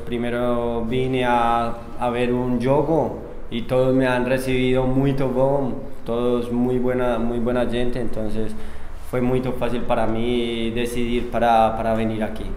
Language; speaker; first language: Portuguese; non-native, learner; Spanish